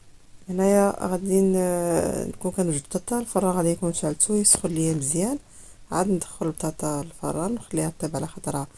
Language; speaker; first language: Arabic; native; Arabic